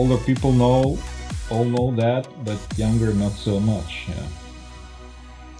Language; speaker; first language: English; non-native, fluent; Croatian